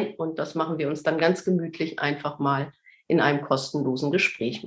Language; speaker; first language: German; native; German